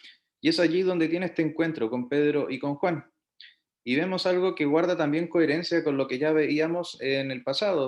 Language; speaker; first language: Spanish; native; Spanish